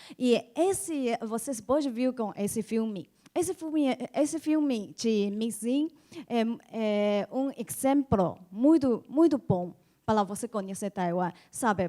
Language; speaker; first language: Portuguese; non-native, learner; Chinese